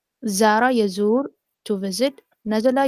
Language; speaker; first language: Arabic; non-native, learner; Urdu